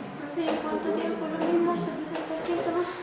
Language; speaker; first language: Spanish; native; Spanish